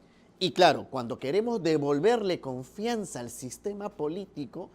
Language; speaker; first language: Spanish; native; Spanish